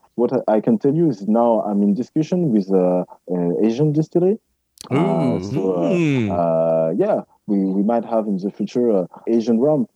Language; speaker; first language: English; non-native, fluent; French